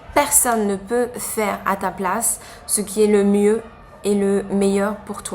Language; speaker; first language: French; native; French